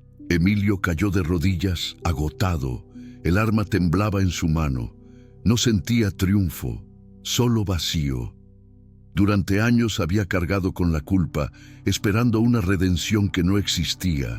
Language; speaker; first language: Spanish; native; Spanish